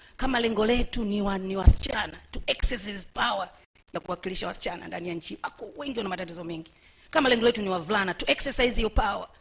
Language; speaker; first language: Swahili; native; Swahili